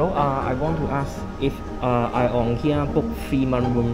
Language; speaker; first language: English; non-native, learner; Cantonese